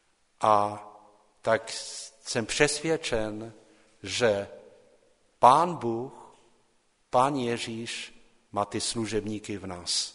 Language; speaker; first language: Czech; non-native, local second language; Polish